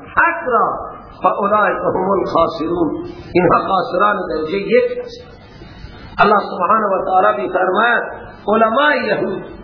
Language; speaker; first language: Persian; native; Persian